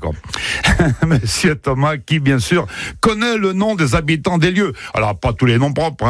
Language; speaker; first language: French; native; French